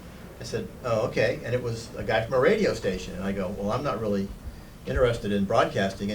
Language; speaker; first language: English; native; English